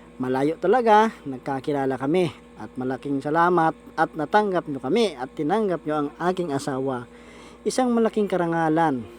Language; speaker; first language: Filipino; native; Filipino